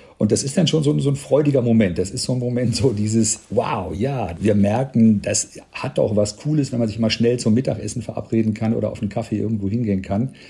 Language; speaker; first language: German; native; German